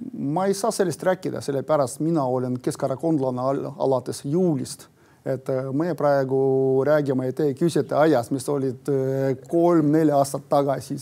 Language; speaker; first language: Estonian; non-native, local second language; Russian